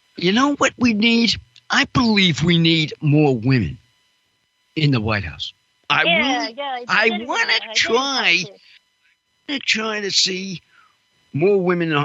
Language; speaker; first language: English; non-native, fluent; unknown